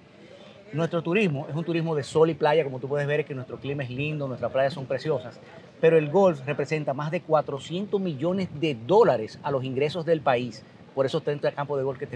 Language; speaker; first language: Spanish; native; Spanish